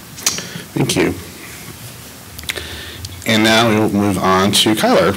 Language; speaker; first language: English; native; English